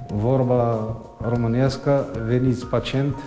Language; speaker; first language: Romanian; non-native, fluent; Arabic